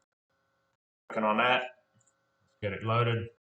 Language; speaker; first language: English; native; English